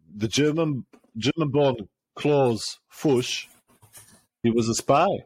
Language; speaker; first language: English; non-native, fluent; Serbian